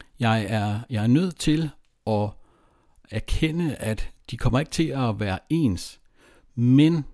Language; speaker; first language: Danish; native; Danish